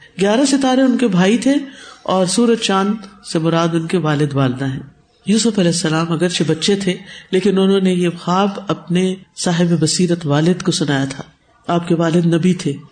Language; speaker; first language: Urdu; non-native, local second language; Punjabi